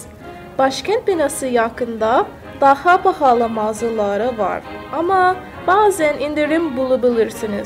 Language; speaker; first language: Turkish; non-native, learner; English